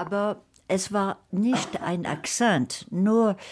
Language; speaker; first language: German; non-native, fluent; French